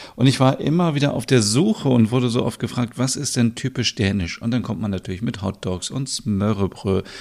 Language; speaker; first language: German; native; German